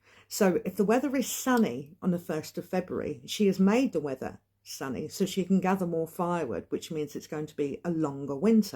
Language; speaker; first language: English; native; English